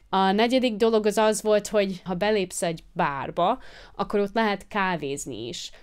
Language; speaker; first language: Hungarian; non-native, fluent; English